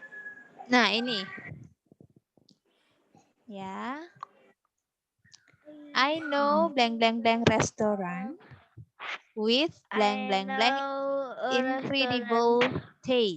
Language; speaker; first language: English; non-native, fluent; Indonesian